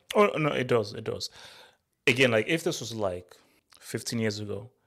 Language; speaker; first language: English; native; English